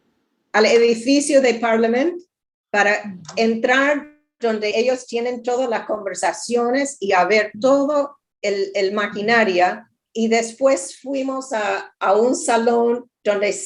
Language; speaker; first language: Spanish; non-native, learner; English